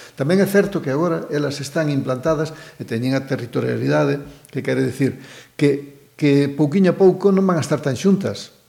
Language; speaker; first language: Galician; native; Galician